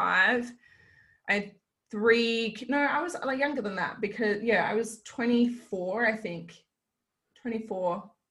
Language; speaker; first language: English; native; English